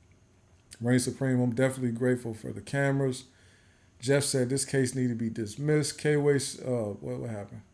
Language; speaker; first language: English; native; English